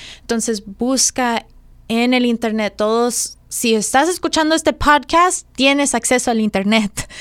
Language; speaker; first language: Spanish; early bilingual, heritage; Spanish